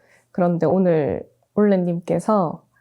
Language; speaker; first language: Korean; native; Korean